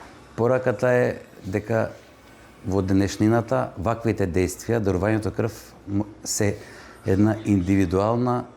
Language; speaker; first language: Macedonian; native; Macedonian